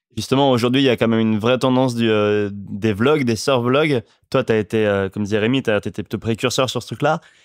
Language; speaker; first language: French; native; French